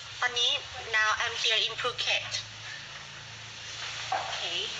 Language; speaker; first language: English; non-native, learner; Thai